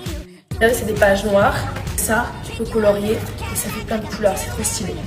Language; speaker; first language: French; native; French